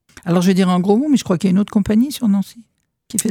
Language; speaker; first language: French; native; French